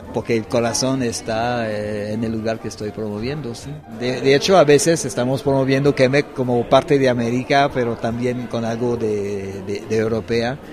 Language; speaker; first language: Spanish; non-native, fluent; French